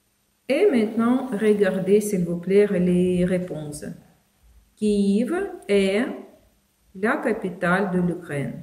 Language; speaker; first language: French; non-native, fluent; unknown